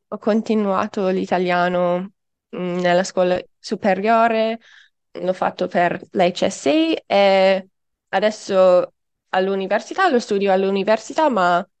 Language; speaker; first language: Italian; non-native, fluent; English